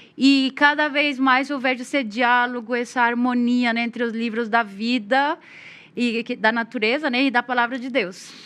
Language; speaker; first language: Portuguese; non-native, fluent; Spanish